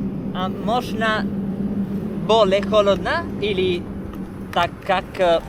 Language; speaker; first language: Russian; non-native, learner; Italian